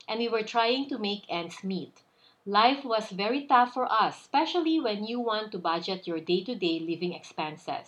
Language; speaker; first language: English; non-native, local second language; Filipino